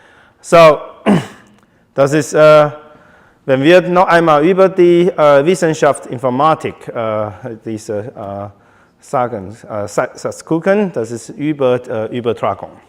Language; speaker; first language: German; non-native, learner; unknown